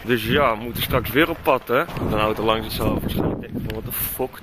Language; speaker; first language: Dutch; native; Dutch